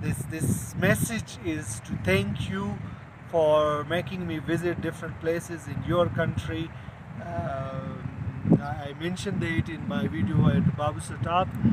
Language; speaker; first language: English; non-native, local second language; Pashto